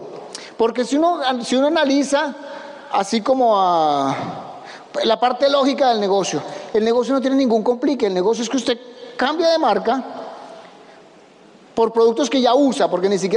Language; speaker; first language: Spanish; native; Spanish